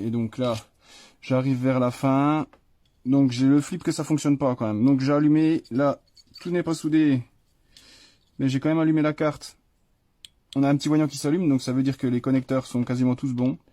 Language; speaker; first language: French; native; French